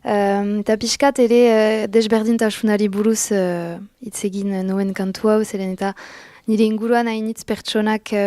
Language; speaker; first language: Basque; non-native, local second language; French